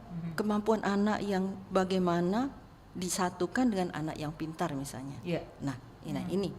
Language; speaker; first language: Indonesian; native; Indonesian